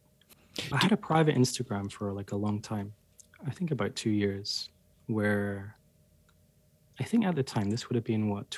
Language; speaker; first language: English; native; English